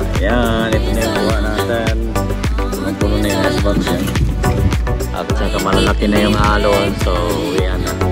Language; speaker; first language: Filipino; non-native, local second language; Cebuano